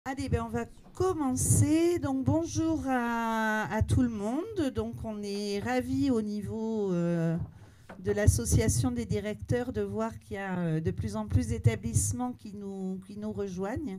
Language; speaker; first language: French; native; French